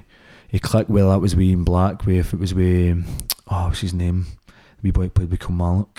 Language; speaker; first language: English; native; English